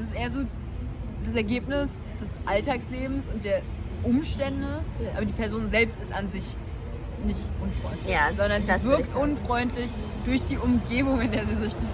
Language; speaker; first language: German; native; German